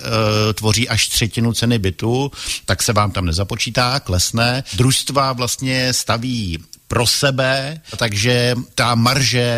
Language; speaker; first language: Czech; native; Czech